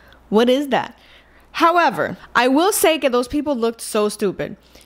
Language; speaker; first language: English; non-native, local second language; Spanish